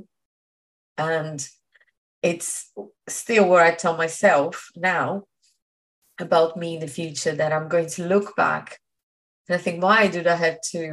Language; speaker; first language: English; non-native, fluent; Portuguese